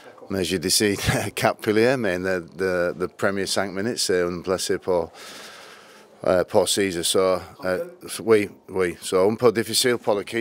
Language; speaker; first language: French; non-native, learner; English